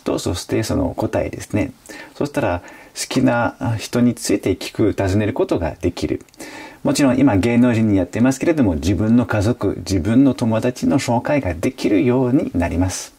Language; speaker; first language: Japanese; non-native, fluent; French